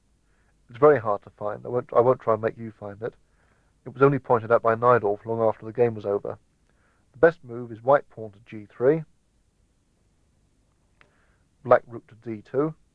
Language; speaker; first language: English; native; English